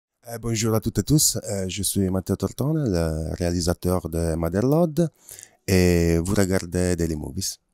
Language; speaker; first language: French; non-native, fluent; Italian